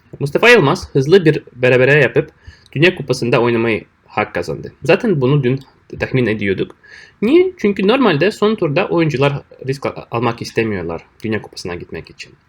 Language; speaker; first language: Turkish; non-native, fluent; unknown